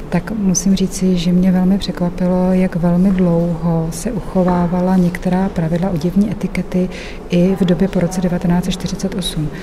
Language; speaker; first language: Czech; native; Czech